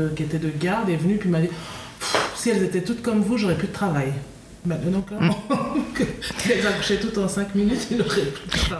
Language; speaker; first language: French; native; French